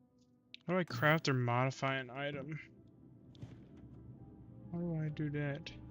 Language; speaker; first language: English; native; English